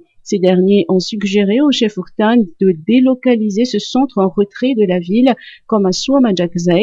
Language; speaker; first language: French; non-native, local second language; Malagasy